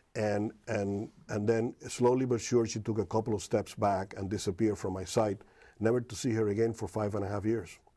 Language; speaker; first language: English; non-native, fluent; Spanish